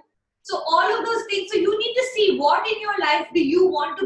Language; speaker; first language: English; non-native, local second language; Hindi